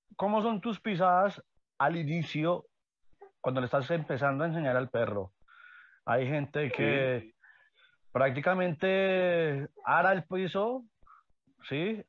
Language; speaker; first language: Spanish; native; Spanish